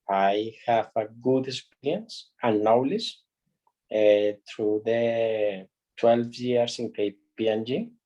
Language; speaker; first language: English; non-native, learner; Spanish